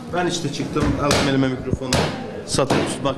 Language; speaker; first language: Turkish; native; Turkish